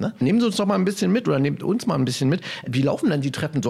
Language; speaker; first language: German; native; German